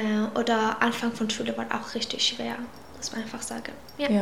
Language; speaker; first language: German; non-native, local second language; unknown